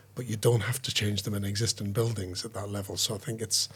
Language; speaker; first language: English; native; English